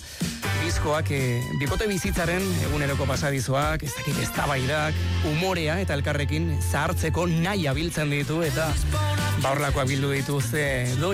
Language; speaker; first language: Basque; native; Basque